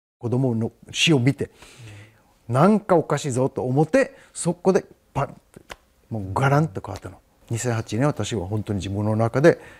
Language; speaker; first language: Japanese; non-native, fluent; Hebrew